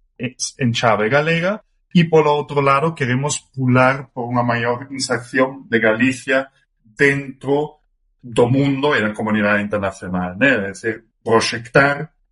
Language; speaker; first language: Galician; non-native, fluent; German